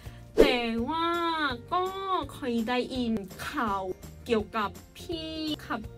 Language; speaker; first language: Thai; non-native, learner; Korean